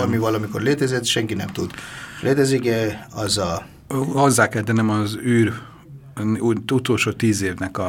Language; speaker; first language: Hungarian; non-native, fluent; Bangla